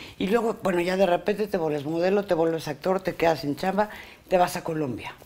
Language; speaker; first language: Spanish; native; Spanish